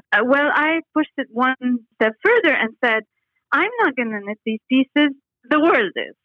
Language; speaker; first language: English; non-native, fluent; Arabic